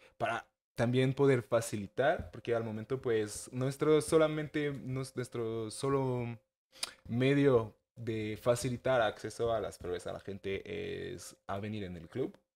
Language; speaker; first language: Spanish; non-native, fluent; French